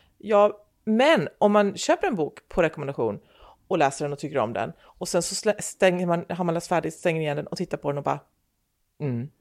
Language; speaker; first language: Swedish; native; Swedish